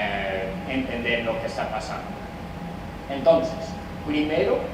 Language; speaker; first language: Spanish; non-native, fluent; English